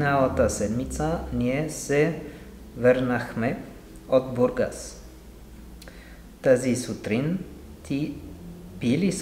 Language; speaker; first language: Bulgarian; non-native, learner; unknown